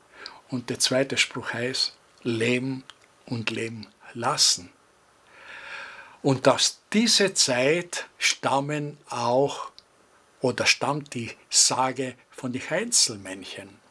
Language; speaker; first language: German; non-native, fluent; Greek